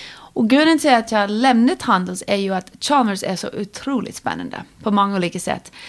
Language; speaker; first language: Swedish; non-native, fluent; English